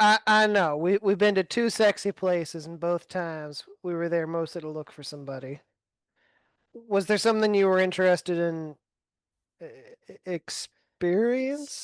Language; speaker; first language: English; native; English